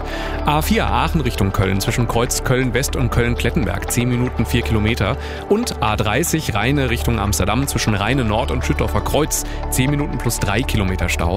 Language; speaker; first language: German; native; German